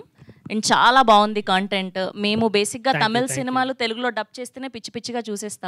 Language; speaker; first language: Telugu; native; Telugu